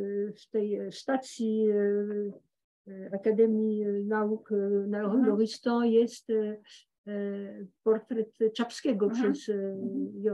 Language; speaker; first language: Polish; early bilingual, heritage; Polish